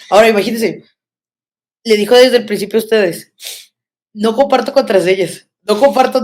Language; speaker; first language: Spanish; native; Spanish